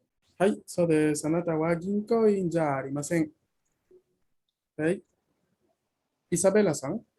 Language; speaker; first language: Japanese; non-native, fluent; Spanish